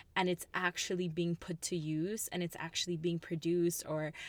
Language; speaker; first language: English; early bilingual, other home language; Russian